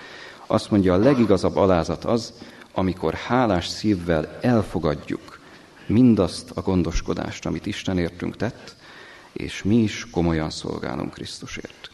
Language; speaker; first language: Hungarian; native; Hungarian